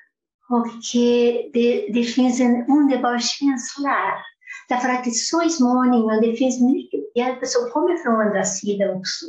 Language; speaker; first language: Swedish; non-native, fluent; Portuguese